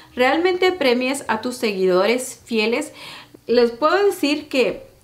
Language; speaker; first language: Spanish; early bilingual, heritage; Spanish